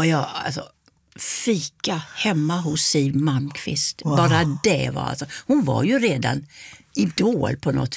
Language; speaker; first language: Swedish; native; Swedish